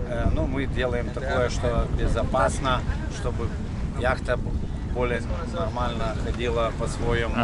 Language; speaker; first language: Russian; non-native, local second language; Lithuanian